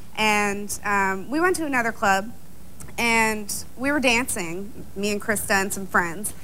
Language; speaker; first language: English; native; English